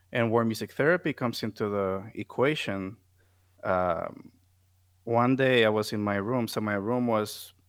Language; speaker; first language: English; non-native, fluent; Spanish